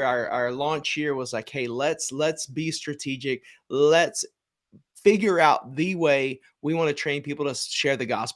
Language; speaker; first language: English; native; English